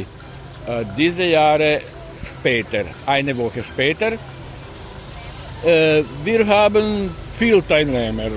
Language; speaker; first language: German; non-native, learner; Serbian